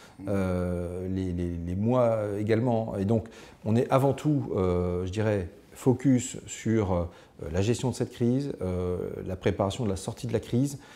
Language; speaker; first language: French; native; French